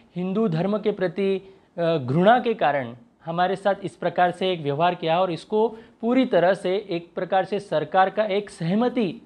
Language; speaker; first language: Hindi; non-native, local second language; Marathi